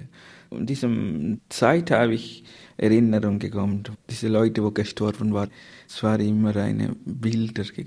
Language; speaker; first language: German; non-native, learner; Tamil